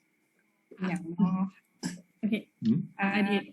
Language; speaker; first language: English; non-native, learner; Lao